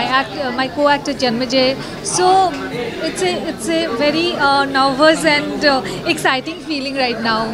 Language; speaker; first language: Hindi; native; Hindi